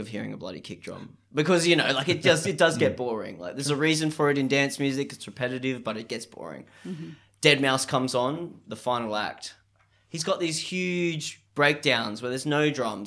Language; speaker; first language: English; native; English